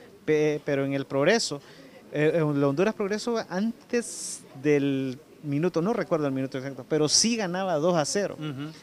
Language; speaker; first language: Spanish; native; Spanish